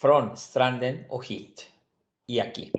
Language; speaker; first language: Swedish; non-native, fluent; Spanish